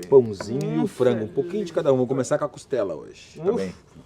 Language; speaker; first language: Portuguese; native; Portuguese